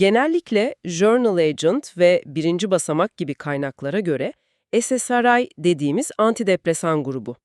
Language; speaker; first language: Turkish; native; Turkish